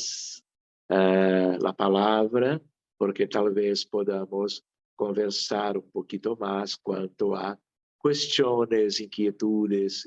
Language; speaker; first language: Spanish; non-native, fluent; Portuguese